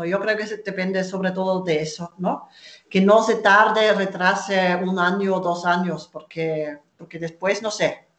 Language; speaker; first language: Spanish; non-native, fluent; German